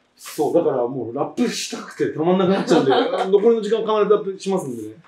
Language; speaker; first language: Japanese; native; Japanese